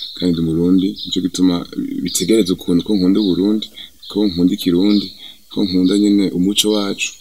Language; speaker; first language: Rundi; early bilingual, heritage; Rundi